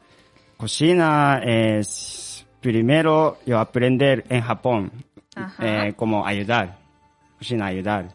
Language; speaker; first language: Spanish; non-native, learner; Japanese